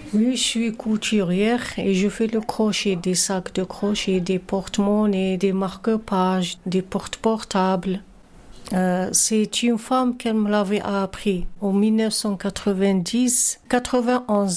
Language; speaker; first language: French; non-native, learner; Arabic